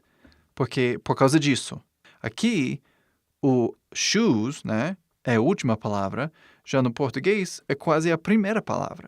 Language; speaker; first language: Portuguese; non-native, fluent; English